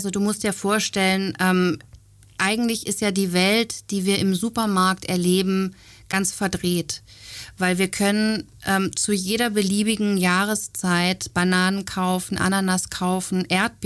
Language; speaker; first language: German; native; German